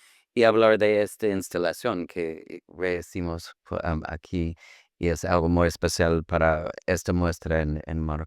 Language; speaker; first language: Spanish; non-native, fluent; English